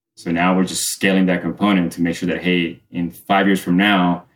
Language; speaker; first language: English; early bilingual, other home language; Spanish